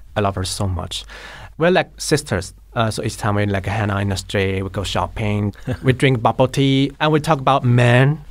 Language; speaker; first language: English; non-native, fluent; Chinese